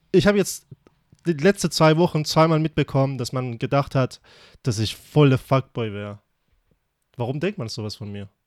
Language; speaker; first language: German; early bilingual, other home language; Persian